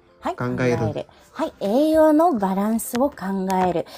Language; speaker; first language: Japanese; non-native, fluent; Filipino